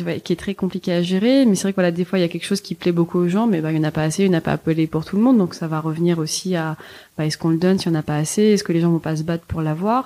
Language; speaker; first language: French; native; French